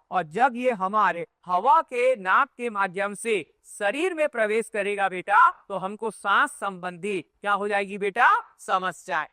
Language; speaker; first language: Hindi; native; Hindi